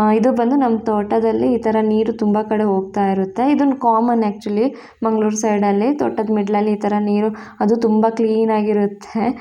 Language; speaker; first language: Kannada; non-native, local second language; Tulu